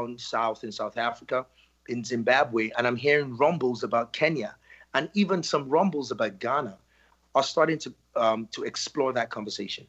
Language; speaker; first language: English; non-native, local second language; Yoruba